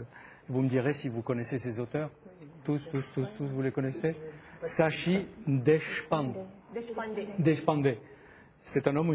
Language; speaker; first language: French; native; French